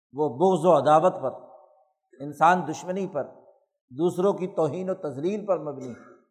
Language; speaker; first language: Urdu; non-native, local second language; Punjabi